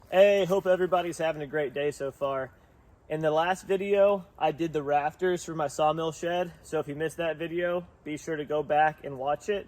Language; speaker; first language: English; native; English